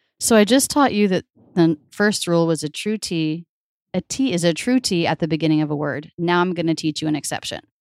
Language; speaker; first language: English; native; English